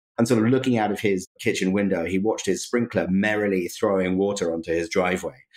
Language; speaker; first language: English; native; English